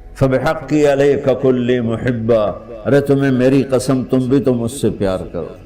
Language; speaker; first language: Urdu; non-native, local second language; Punjabi